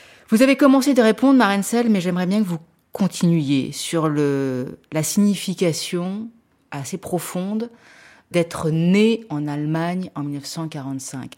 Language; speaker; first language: French; native; French